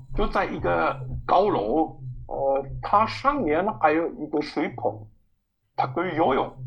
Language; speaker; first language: Chinese; non-native, learner; German